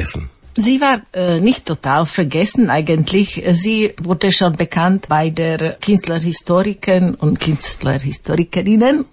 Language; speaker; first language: German; non-native, fluent; Slovak